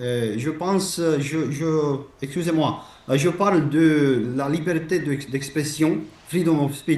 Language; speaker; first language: French; non-native, fluent; Romanian